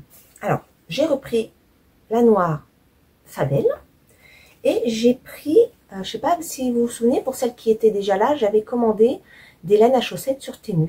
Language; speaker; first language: French; native; French